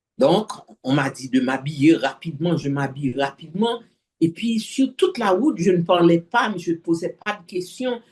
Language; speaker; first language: French; non-native, local second language; Haitian Creole